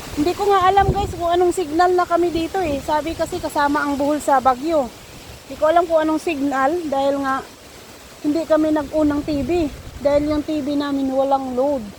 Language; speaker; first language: Filipino; non-native, local second language; Cebuano